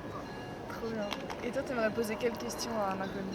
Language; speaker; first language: French; native; French